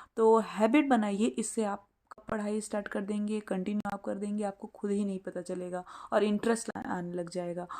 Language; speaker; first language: Hindi; native; Hindi